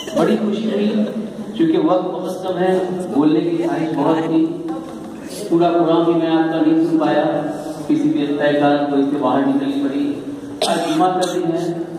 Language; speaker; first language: Hindi; native; Hindi